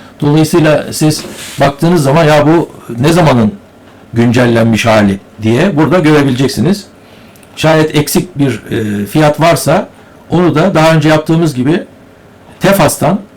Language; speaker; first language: Turkish; native; Turkish